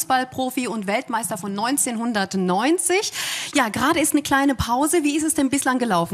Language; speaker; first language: German; native; German